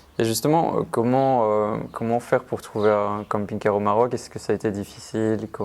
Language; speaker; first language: French; native; French